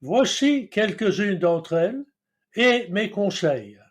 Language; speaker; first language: French; non-native, fluent; English